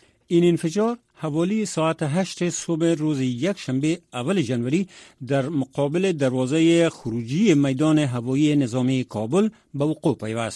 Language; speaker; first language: Persian; native; Persian